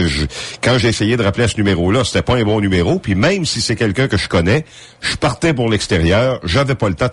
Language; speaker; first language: French; native; French